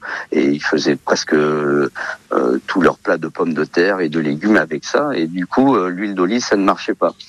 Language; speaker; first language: French; early bilingual, other home language; Portuguese